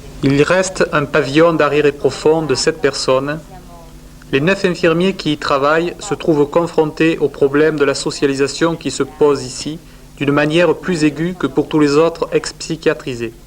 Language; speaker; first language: French; native; French